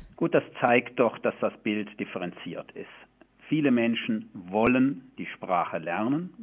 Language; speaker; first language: German; native; German